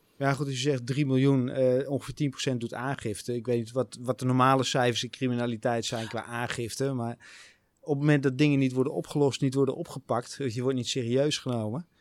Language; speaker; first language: Dutch; native; Dutch